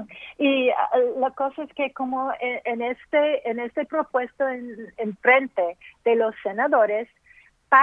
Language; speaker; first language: Spanish; early bilingual, heritage; English